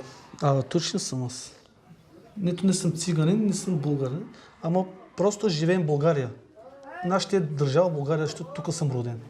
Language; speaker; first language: Bulgarian; non-native, local second language; Turkish